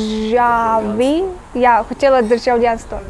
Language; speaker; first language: Russian; non-native, learner; Mongolian